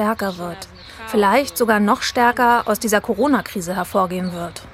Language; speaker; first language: German; native; German